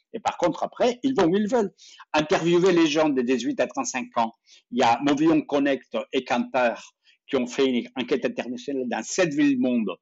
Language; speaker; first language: French; non-native, fluent; Spanish